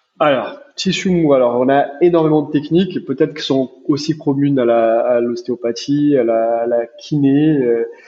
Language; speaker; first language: French; non-native, fluent; Portuguese